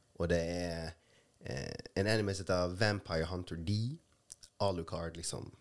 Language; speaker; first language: Norwegian; early bilingual, other home language; Rundi